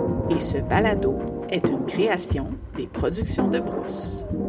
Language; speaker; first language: French; native; French